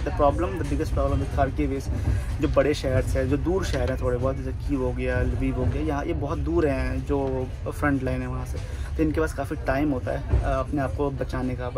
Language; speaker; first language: Hindi; native; Hindi